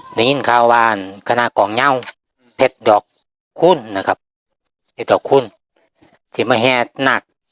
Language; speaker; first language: Thai; native; Thai